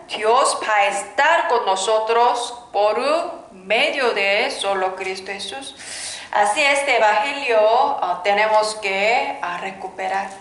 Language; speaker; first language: Spanish; non-native, learner; Korean